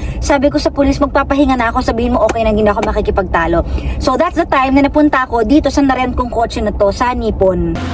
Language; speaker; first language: Filipino; native; Filipino